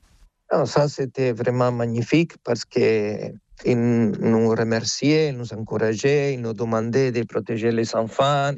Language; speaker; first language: French; non-native, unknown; Spanish